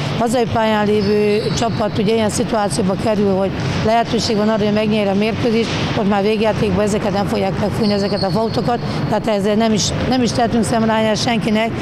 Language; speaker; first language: Hungarian; native; Hungarian